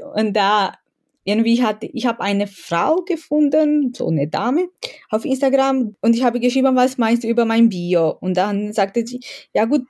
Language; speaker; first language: German; non-native, fluent; Romanian